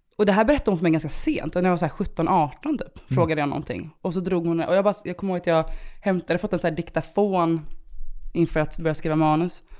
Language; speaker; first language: Swedish; early bilingual, other home language; Romanian